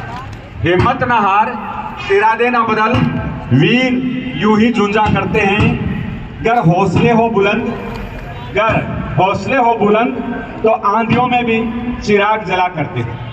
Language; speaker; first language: Hindi; native; Hindi